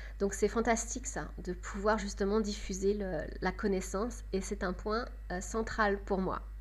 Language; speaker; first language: French; native; French